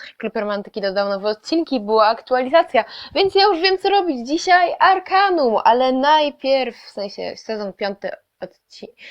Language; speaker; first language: Polish; native; Polish